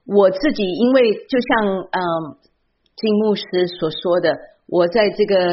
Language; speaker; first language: Chinese; early bilingual, heritage; Chinese